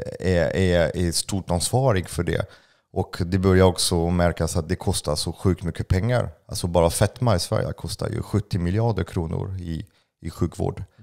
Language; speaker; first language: Swedish; non-native, fluent; French